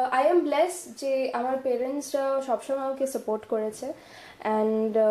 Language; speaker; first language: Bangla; non-native, local second language; Punjabi